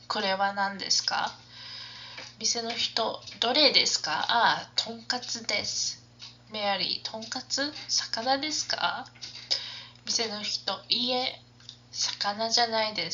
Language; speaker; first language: Japanese; non-native, fluent; English